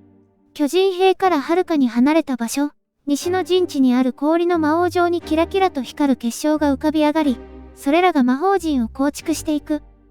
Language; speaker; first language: Japanese; native; Japanese